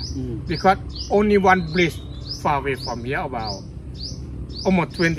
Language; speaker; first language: English; non-native, learner; Thai